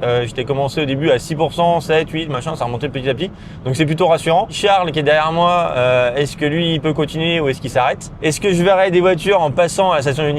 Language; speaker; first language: French; native; French